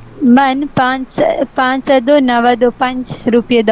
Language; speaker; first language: Persian; non-native, learner; Urdu